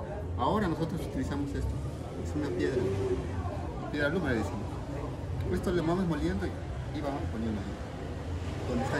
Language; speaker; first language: Spanish; native; Spanish